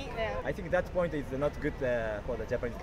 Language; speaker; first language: English; non-native, learner; Japanese